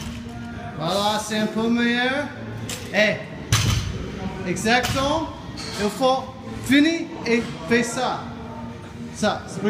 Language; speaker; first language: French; non-native, learner; English